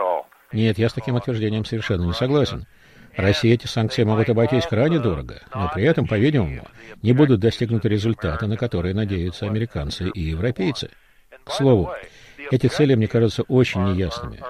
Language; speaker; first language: Russian; native; Russian